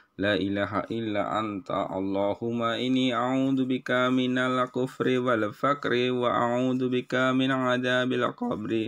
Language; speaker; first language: Arabic; non-native, learner; Indonesian